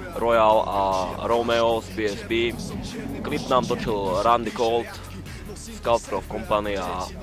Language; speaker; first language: Slovak; native; Slovak